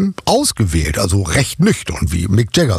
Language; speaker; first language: German; native; German